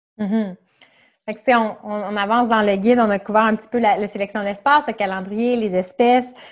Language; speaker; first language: French; native; French